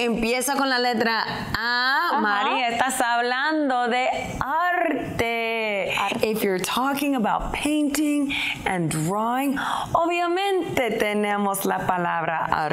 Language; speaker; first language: Spanish; early bilingual, other home language; English